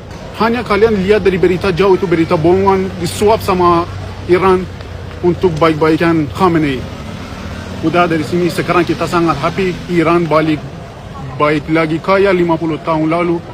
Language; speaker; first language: Indonesian; non-native, learner; Persian